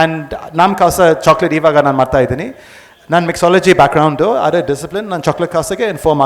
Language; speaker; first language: Kannada; non-native, fluent; English